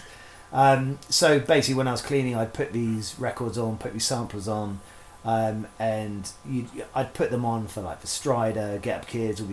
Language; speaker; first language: English; native; English